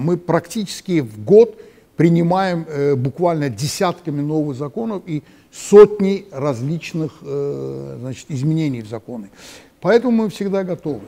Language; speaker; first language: Russian; non-native, local second language; Azerbaijani